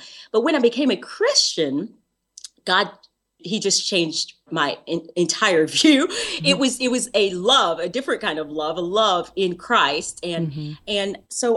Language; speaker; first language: English; native; English